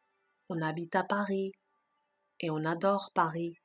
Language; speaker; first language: French; non-native, fluent; Persian